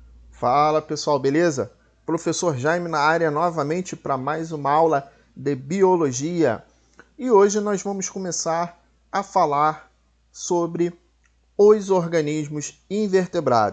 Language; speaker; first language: Portuguese; native; Portuguese